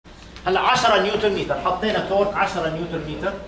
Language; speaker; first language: Arabic; native; Arabic